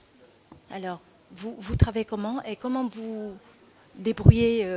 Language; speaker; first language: French; non-native, fluent; Vietnamese